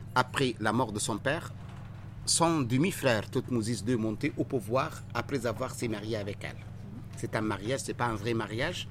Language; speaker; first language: French; non-native, fluent; Arabic